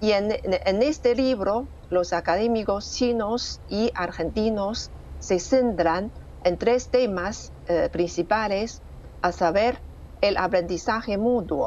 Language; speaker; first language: Spanish; non-native, fluent; Chinese